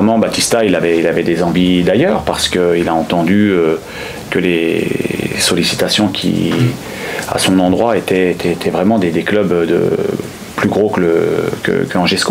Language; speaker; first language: French; native; French